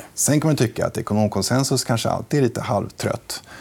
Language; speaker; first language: Swedish; native; Swedish